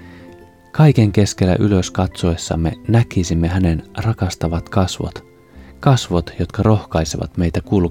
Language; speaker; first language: Finnish; native; Finnish